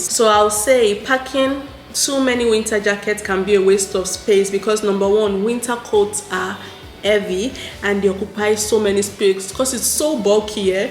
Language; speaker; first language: English; non-native, local second language; Yoruba